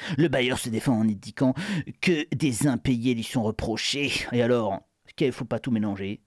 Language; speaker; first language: French; native; French